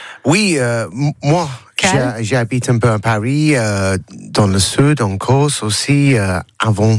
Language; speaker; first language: French; non-native, learner; English